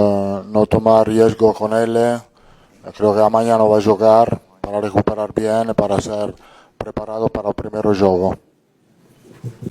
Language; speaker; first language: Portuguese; non-native, fluent; Italian